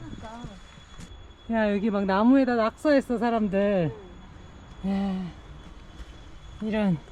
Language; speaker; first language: Korean; native; Korean